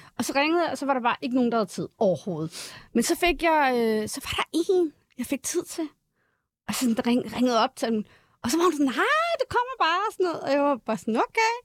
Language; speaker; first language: Danish; early bilingual, other home language; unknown